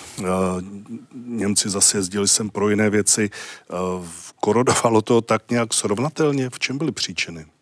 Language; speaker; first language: Czech; native; Czech